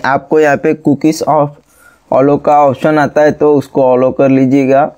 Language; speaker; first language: Hindi; native; Hindi